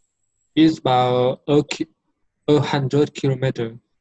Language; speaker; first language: English; non-native, learner; Vietnamese